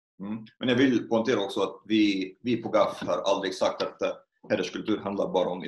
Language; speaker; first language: Swedish; non-native, fluent; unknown